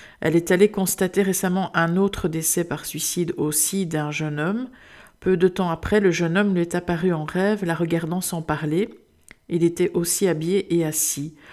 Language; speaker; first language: French; native; French